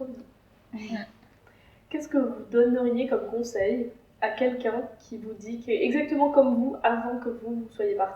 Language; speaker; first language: French; native; French